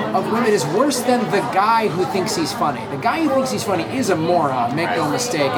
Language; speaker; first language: English; native; English